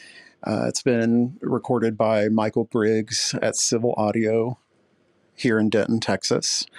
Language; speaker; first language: English; native; English